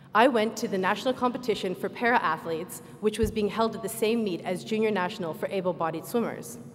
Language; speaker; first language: English; native; English